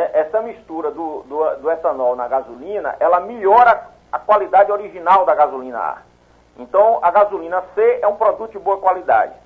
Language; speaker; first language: Portuguese; native; Portuguese